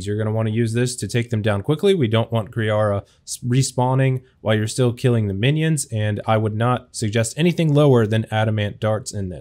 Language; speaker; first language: English; native; English